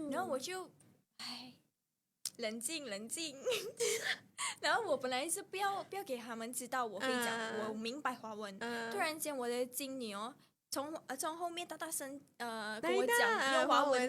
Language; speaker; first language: Chinese; non-native, local second language; Malay